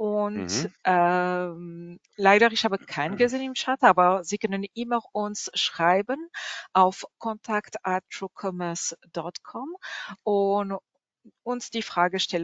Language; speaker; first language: German; non-native, learner; French